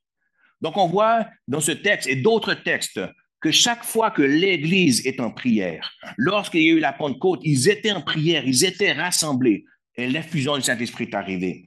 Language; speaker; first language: French; native; French